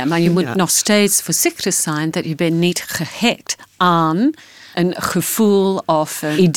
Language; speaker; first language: Dutch; non-native, fluent; English